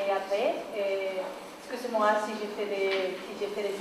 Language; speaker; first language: French; non-native, learner; Spanish